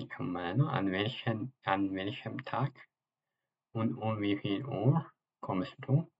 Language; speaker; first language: German; non-native, fluent; Amharic